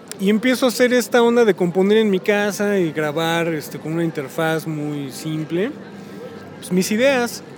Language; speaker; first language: Spanish; native; Spanish